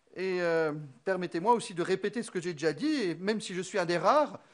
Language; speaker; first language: French; non-native, local second language; Luxembourgish